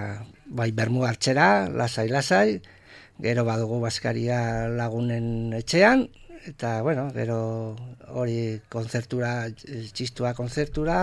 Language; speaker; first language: Basque; non-native, local second language; Spanish